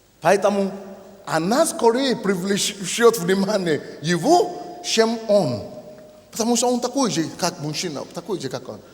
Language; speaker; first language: Russian; non-native, fluent; Yoruba